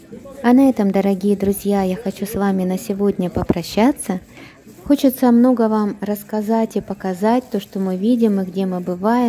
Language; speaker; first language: Russian; native; Russian